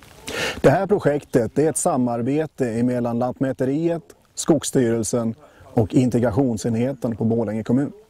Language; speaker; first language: Swedish; native; Swedish